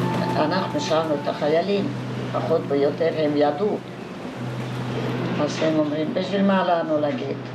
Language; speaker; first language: Hebrew; non-native, fluent; Hungarian